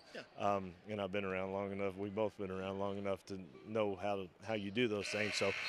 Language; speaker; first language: English; native; English